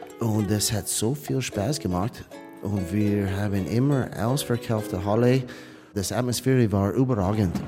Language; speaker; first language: German; non-native, fluent; English